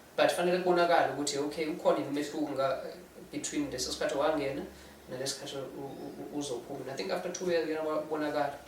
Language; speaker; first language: Zulu; non-native, local second language; English